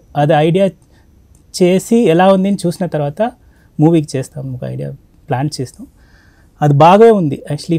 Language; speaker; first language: Telugu; non-native, learner; Tamil